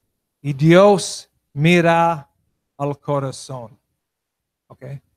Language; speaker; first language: Spanish; non-native, learner; English